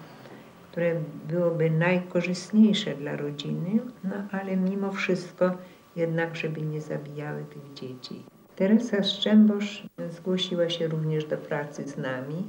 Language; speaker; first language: Polish; native; Polish